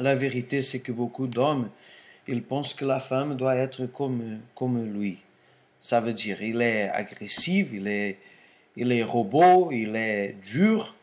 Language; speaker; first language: French; non-native, fluent; Portuguese